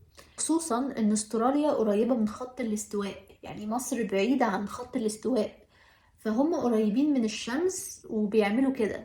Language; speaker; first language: Arabic; native; Arabic